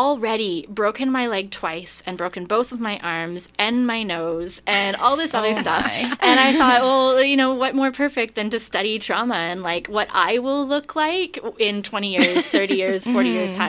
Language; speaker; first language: English; native; English